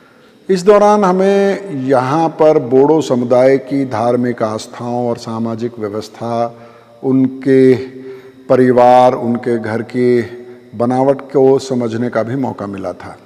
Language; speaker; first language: Hindi; native; Hindi